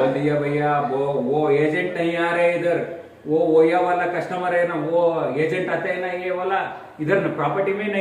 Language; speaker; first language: Hindi; non-native, local second language; Kannada